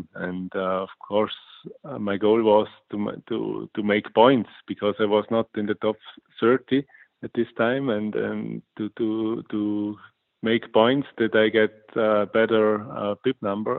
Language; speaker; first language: English; non-native, fluent; German